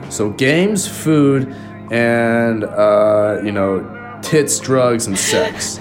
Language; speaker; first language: English; early bilingual, other home language; Chinese